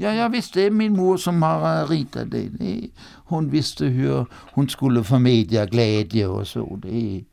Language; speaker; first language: Swedish; non-native, fluent; German